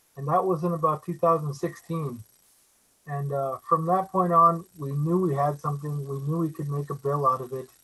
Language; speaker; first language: English; native; English